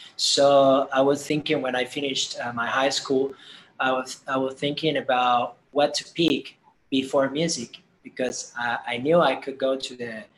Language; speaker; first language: English; non-native, fluent; Spanish